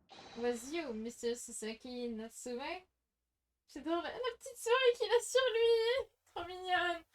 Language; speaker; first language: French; native; French